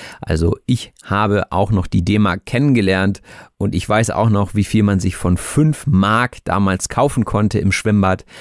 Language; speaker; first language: German; native; German